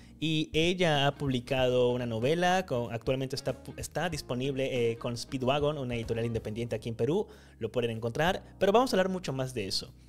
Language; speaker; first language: Spanish; native; Spanish